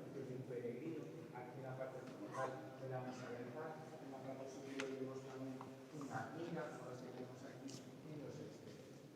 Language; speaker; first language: Spanish; native; Spanish